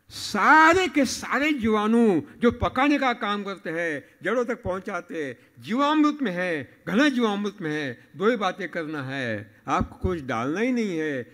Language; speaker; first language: Hindi; non-native, local second language; Marathi